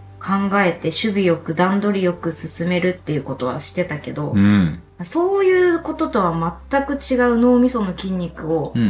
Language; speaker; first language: Japanese; native; Japanese